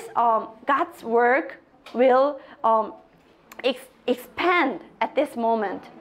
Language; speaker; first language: English; non-native, fluent; Korean